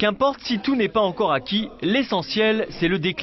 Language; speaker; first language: French; native; French